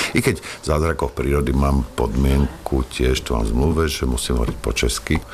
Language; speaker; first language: Slovak; native; Slovak